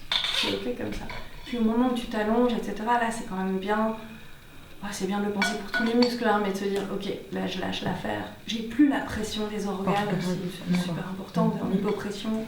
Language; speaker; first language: French; native; French